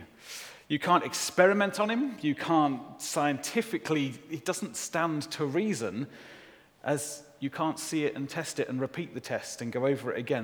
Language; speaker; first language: English; native; English